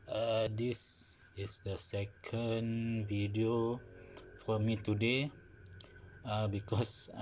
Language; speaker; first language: English; non-native, learner; Malay